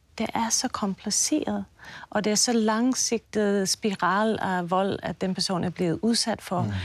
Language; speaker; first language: Danish; non-native, fluent; English